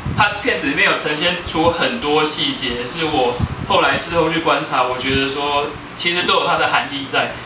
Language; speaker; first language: Chinese; native; Chinese